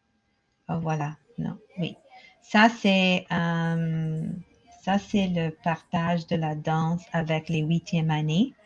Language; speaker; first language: French; non-native, local second language; English